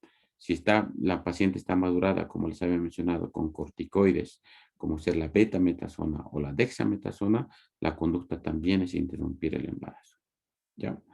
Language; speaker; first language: Spanish; native; Spanish